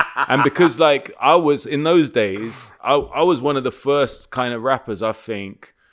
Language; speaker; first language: English; native; English